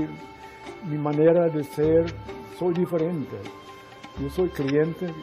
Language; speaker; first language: Spanish; non-native, fluent; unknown